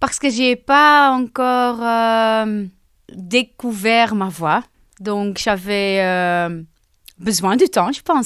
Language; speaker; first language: French; non-native, local second language; Dutch